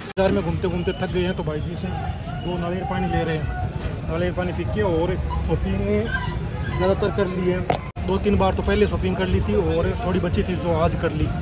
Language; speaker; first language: Hindi; native; Hindi